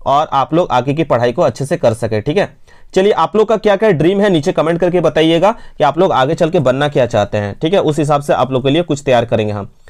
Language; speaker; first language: Hindi; native; Hindi